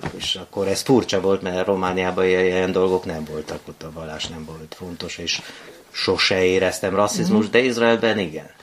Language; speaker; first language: Hungarian; native; Hungarian